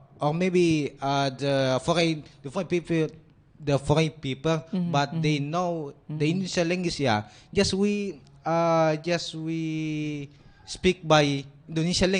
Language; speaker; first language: English; non-native, learner; Indonesian